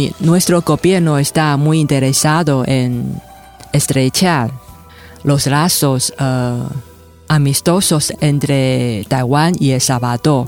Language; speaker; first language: Spanish; non-native, fluent; Chinese